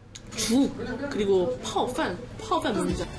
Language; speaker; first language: Korean; non-native, fluent; Chinese